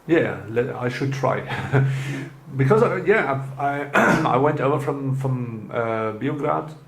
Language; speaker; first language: English; non-native, learner; German